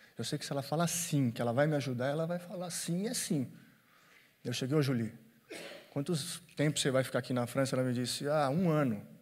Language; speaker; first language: Portuguese; native; Portuguese